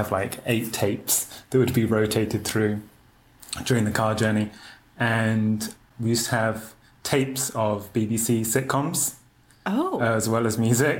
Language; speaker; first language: English; native; English